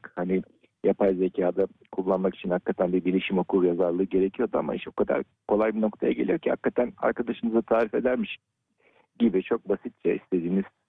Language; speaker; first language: Turkish; native; Turkish